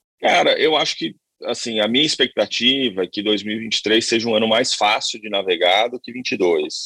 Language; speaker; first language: Portuguese; native; Portuguese